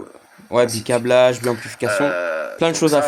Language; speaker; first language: French; native; French